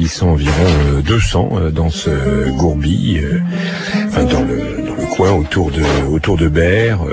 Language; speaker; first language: French; native; French